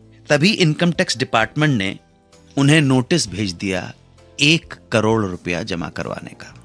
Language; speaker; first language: Hindi; native; Hindi